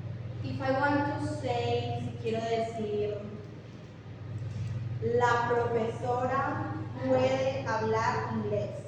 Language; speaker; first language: Spanish; non-native, fluent; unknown